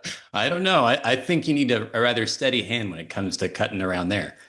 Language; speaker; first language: English; native; English